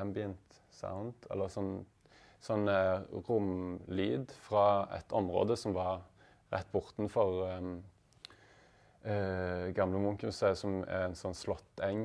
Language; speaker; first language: Norwegian; native; Norwegian